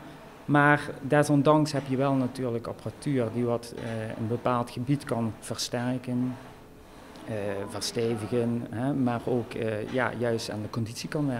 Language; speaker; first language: Dutch; native; Dutch